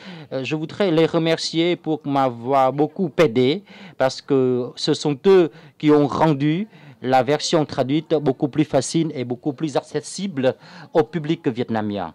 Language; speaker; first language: French; non-native, fluent; Vietnamese